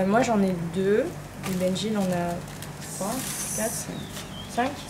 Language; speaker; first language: French; native; French